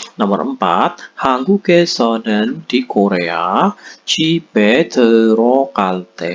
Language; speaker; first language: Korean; non-native, fluent; Indonesian